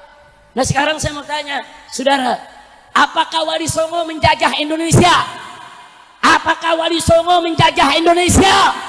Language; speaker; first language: Indonesian; native; Indonesian